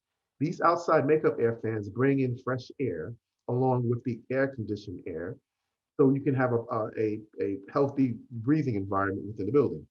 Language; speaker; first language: English; native; English